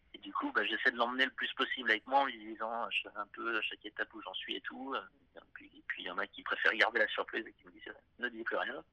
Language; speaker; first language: French; native; French